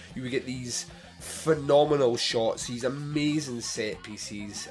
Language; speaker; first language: English; native; English